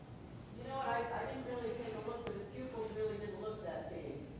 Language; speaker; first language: English; native; English